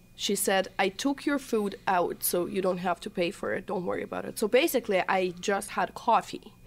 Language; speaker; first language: English; non-native, fluent; Russian